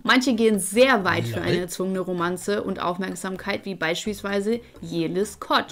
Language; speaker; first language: German; native; German